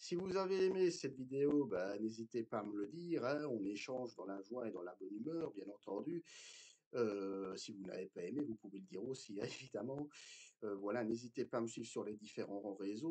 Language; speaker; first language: French; native; French